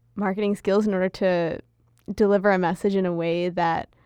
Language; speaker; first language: English; early bilingual, other home language; Gujarati